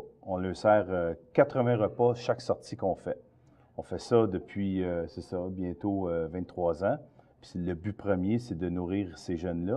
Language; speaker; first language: French; native; French